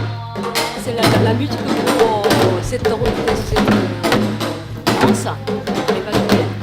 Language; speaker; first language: French; non-native, fluent; Korean